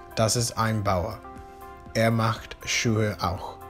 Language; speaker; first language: German; non-native, learner; Spanish